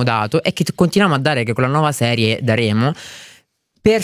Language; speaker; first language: Italian; native; Italian